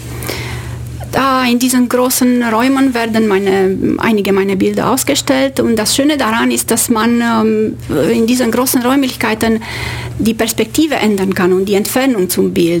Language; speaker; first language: German; non-native, fluent; Romanian